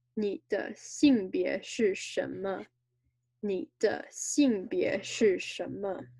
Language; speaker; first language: Chinese; native; Chinese